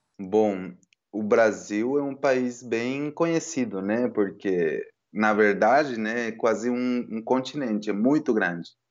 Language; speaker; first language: Portuguese; non-native, fluent; Spanish